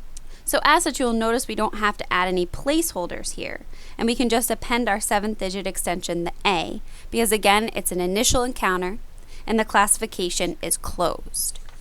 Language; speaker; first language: English; native; English